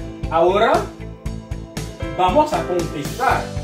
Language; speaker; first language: Spanish; non-native, fluent; Haitian Creole